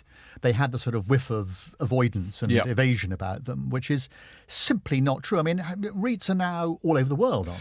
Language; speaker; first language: English; native; English